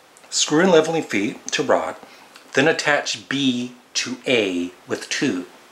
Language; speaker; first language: English; native; English